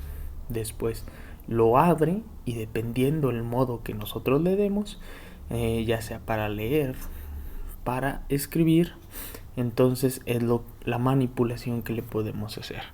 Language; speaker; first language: Spanish; native; Spanish